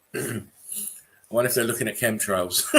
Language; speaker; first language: English; native; English